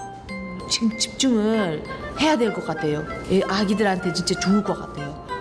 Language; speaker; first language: Korean; non-native, fluent; Uzbek